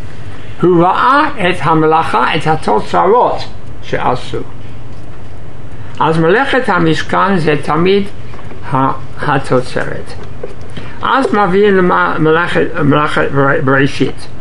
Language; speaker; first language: Hebrew; non-native, fluent; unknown